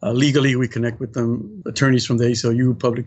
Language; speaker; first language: English; native; English